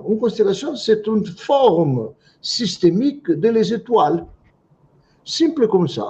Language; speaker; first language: French; non-native, fluent; Portuguese